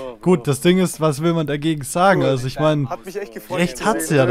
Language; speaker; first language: German; native; German